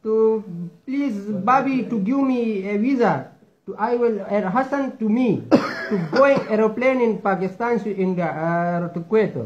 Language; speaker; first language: English; non-native, learner; Urdu